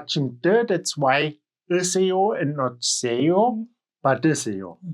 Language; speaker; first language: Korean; non-native, learner; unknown